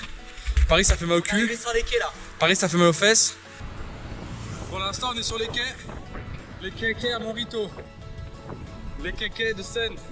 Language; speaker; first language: French; native; French